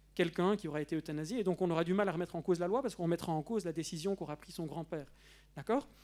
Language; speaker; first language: French; native; French